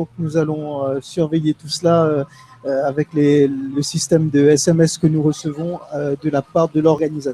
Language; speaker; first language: French; native; French